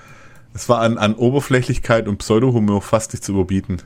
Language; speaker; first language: German; native; German